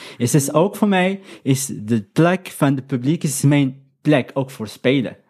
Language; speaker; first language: Dutch; non-native, learner; Arabic